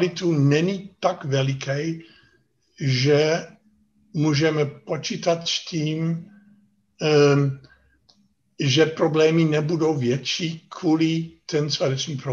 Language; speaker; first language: Czech; non-native, fluent; Dutch